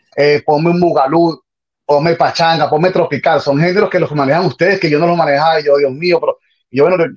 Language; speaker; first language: Spanish; native; Spanish